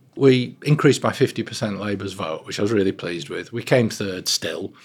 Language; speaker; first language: English; native; English